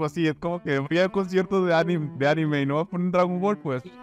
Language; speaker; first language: Spanish; native; Spanish